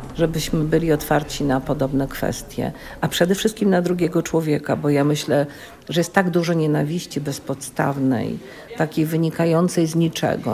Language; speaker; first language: Polish; native; Polish